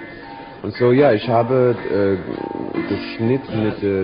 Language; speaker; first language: German; non-native, learner; English